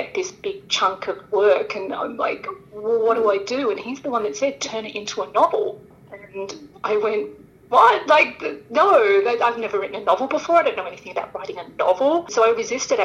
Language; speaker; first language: English; native; English